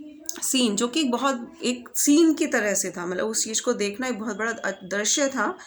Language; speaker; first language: Hindi; native; Hindi